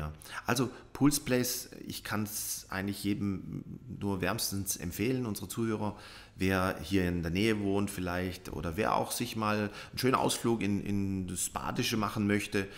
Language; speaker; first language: German; native; German